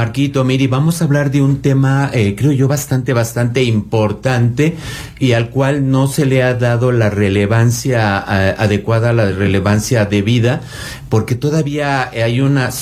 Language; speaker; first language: Spanish; native; Spanish